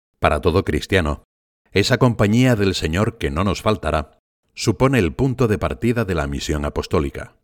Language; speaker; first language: Spanish; native; Spanish